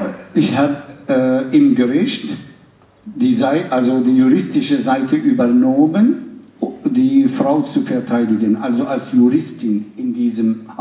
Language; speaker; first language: German; non-native, fluent; Arabic